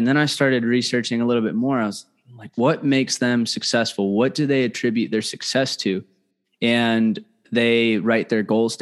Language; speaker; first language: English; native; English